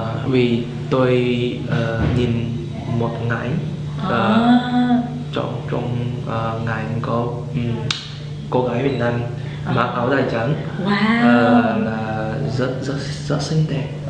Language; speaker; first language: Vietnamese; non-native, learner; Chinese